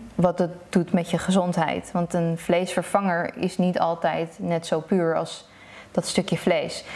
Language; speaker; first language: Dutch; early bilingual, other home language; Persian